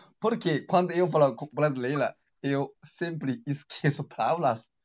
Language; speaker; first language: Portuguese; non-native, learner; Chinese